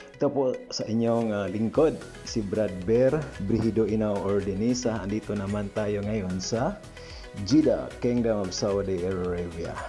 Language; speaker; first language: Filipino; non-native, local second language; Cebuano